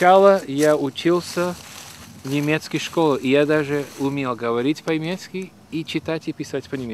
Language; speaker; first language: Russian; early bilingual, heritage; Russian